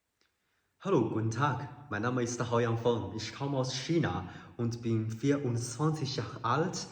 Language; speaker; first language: German; non-native, learner; Chinese